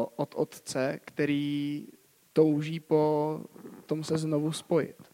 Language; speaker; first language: Czech; native; Czech